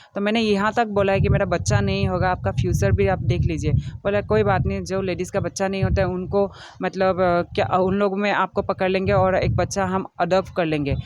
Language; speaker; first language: Hindi; non-native, local second language; Assamese